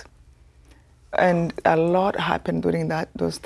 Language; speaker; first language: English; non-native, local second language; Kinyarwanda